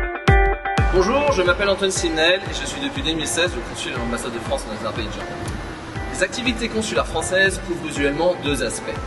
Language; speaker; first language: French; native; French